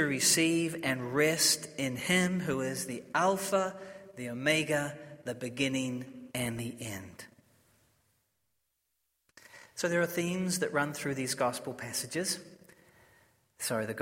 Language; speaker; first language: English; native; English